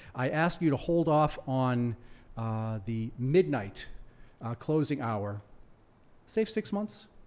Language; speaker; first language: English; native; English